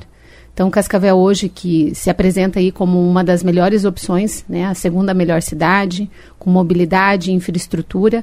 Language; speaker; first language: Portuguese; native; Portuguese